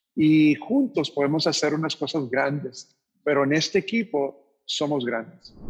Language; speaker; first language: Spanish; native; Spanish